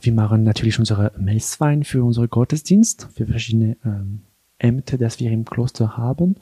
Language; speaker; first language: German; non-native, local second language; French